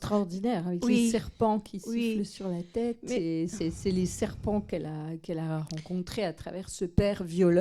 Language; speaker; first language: French; native; French